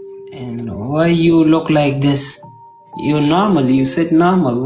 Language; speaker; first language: English; non-native, learner; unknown